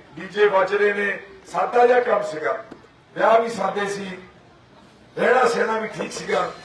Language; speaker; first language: Punjabi; native; Punjabi